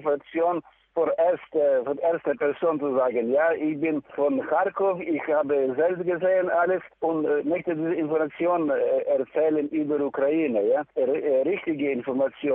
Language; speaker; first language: German; non-native, fluent; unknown